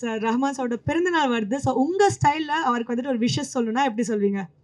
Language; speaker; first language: Tamil; native; Tamil